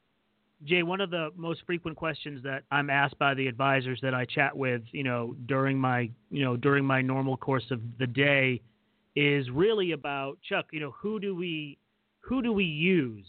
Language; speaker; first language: English; native; English